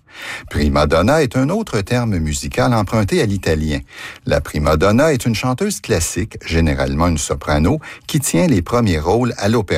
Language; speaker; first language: French; native; French